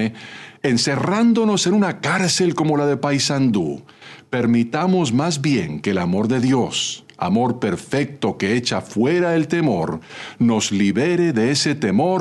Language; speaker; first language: Spanish; native; Spanish